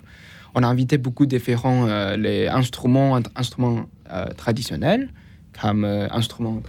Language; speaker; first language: French; non-native, fluent; Chinese